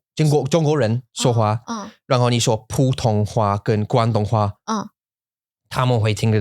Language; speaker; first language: Chinese; non-native, learner; English